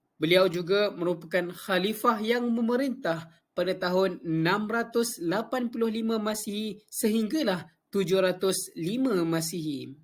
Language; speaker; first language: Malay; native; Malay